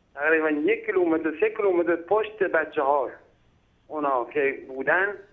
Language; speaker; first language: Persian; non-native, local second language; Turkmen